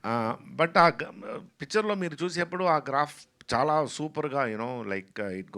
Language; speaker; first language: Telugu; non-native, fluent; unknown